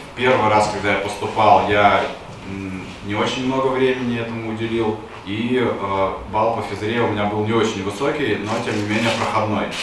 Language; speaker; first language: Russian; native; Russian